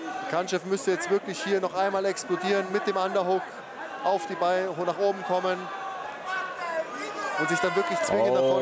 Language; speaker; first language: German; native; German